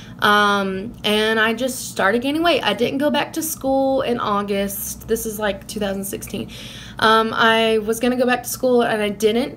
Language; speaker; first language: English; native; English